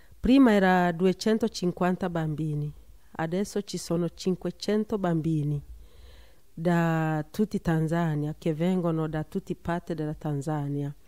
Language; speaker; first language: Italian; non-native, learner; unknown